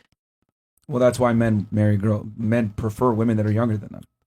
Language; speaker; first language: English; native; English